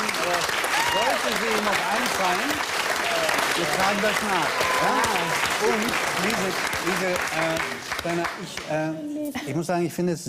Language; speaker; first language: German; native; German